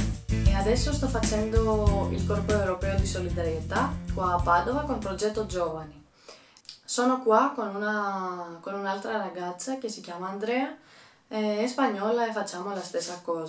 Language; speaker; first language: Italian; non-native, learner; Greek